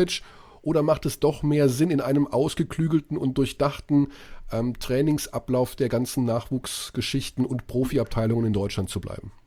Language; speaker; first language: German; native; German